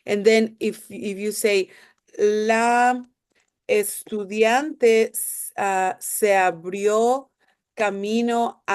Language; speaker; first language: Spanish; non-native, fluent; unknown